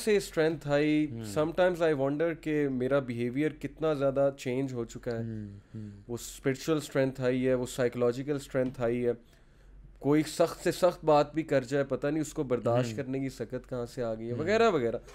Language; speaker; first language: Urdu; native; Urdu